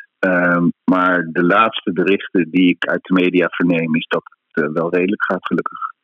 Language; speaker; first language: Dutch; native; Dutch